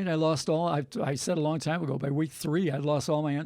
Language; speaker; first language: English; native; English